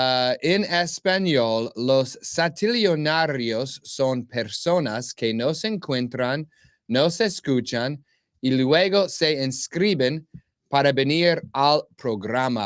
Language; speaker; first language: Spanish; non-native, learner; English